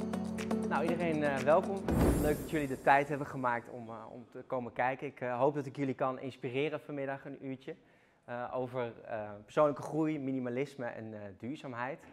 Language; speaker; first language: Dutch; native; Dutch